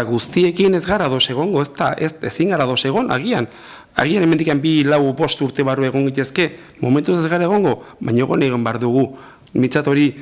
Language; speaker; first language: Basque; native; Basque